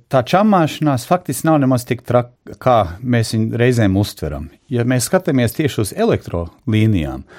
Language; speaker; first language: Latvian; early bilingual, heritage; Latvian